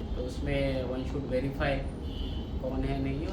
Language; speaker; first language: Hindi; non-native, local second language; Marathi